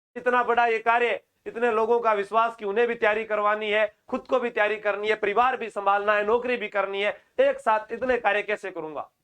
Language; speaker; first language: Hindi; native; Hindi